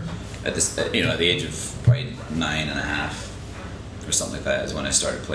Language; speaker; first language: English; native; English